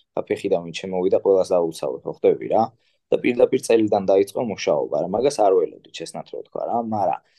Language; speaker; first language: Georgian; native; Georgian